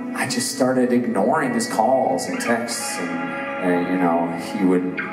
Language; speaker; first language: English; native; English